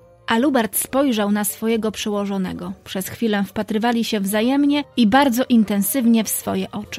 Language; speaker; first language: Polish; native; Polish